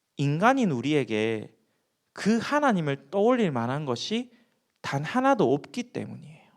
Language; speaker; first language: Korean; native; Korean